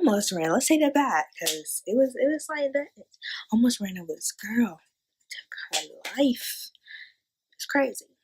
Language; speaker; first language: English; native; English